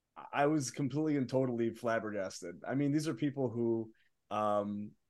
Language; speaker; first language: English; early bilingual, other home language; Arabic